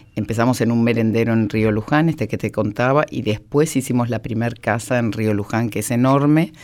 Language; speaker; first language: Spanish; native; Spanish